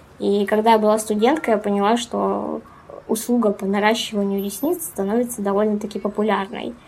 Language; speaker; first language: Russian; native; Russian